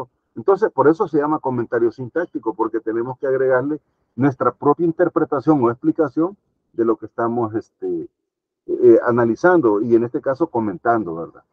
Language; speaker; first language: Spanish; native; Spanish